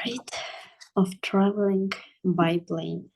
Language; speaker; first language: English; non-native, learner; Russian